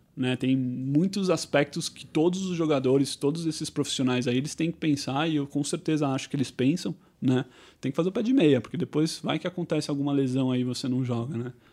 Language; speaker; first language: Portuguese; native; Portuguese